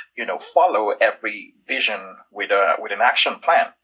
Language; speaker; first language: English; non-native, local second language; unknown